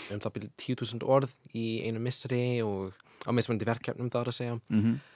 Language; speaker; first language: Icelandic; non-native, fluent; English